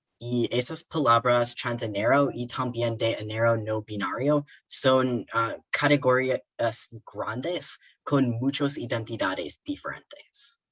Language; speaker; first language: Spanish; non-native, learner; English